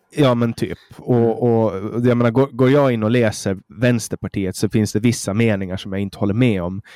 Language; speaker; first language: Swedish; native; Swedish